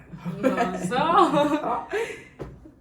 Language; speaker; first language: Italian; early bilingual, other home language; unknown